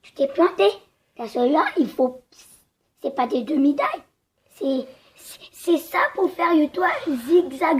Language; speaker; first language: French; native; French